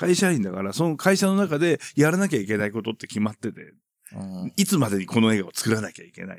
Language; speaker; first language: Japanese; native; Japanese